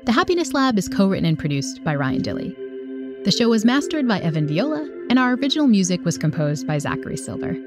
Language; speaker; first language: English; native; English